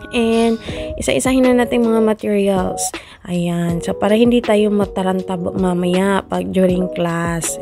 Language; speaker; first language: Filipino; non-native, local second language; Cebuano